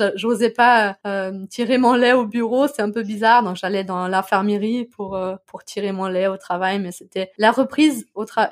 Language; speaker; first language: French; non-native, fluent; German